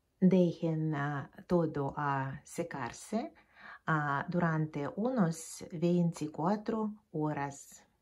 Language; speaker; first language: Spanish; non-native, fluent; Russian